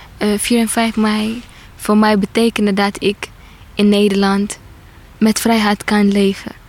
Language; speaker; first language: Dutch; non-native, fluent; Tigrinya